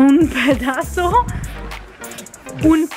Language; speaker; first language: Spanish; non-native, learner; Dutch